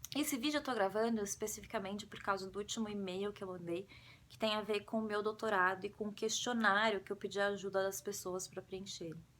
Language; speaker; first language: Portuguese; native; Portuguese